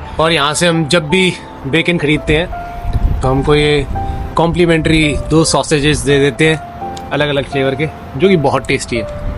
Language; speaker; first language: Hindi; native; Hindi